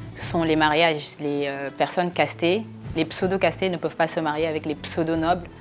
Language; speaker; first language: French; early bilingual, other home language; Wolof